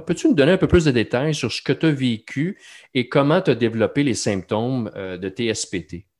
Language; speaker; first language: French; native; French